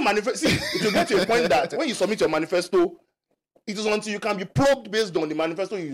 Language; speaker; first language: English; non-native, local second language; Yoruba